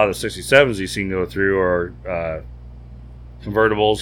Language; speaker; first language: English; native; English